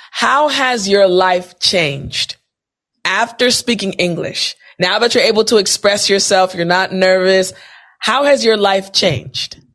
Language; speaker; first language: English; native; English